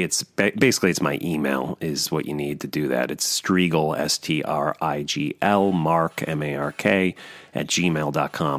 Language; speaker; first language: English; native; English